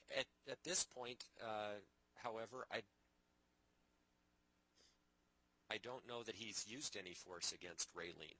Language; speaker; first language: English; native; English